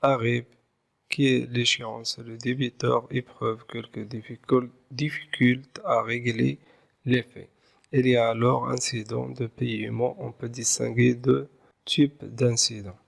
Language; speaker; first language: French; non-native, local second language; Arabic